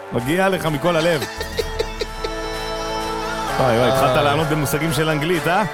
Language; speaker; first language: Hebrew; native; Hebrew